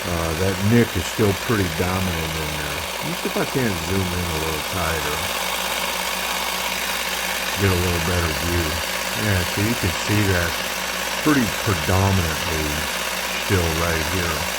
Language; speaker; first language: English; native; English